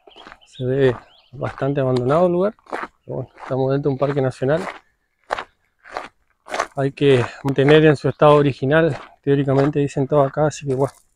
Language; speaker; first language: Spanish; native; Spanish